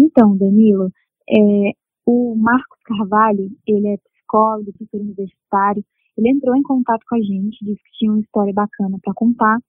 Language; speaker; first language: Portuguese; native; Portuguese